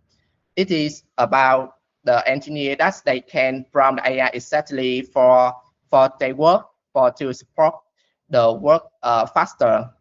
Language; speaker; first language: English; non-native, learner; Vietnamese